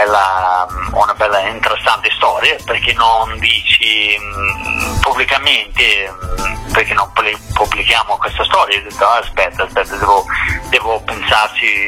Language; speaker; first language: Italian; non-native, fluent; English